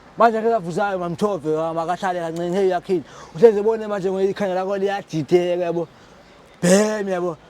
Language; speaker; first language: Zulu; non-native, local second language; Xhosa